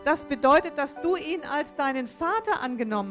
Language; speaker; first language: German; native; German